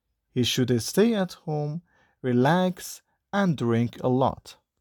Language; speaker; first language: English; non-native, fluent; Persian